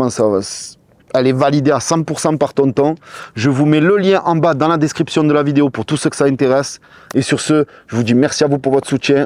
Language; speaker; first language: French; native; French